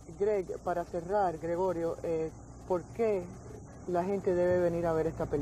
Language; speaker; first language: Spanish; native; Spanish